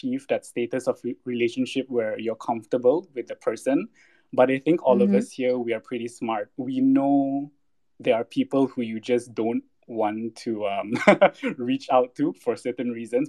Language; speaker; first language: English; non-native, local second language; Malay